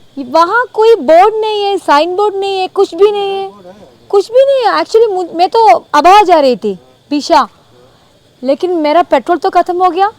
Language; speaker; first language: Hindi; non-native, local second language; Malayalam